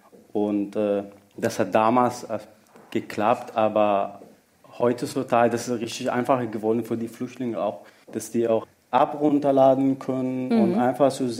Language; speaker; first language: German; non-native, fluent; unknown